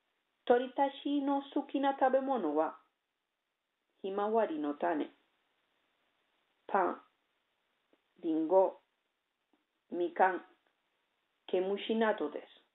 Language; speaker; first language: Japanese; non-native, learner; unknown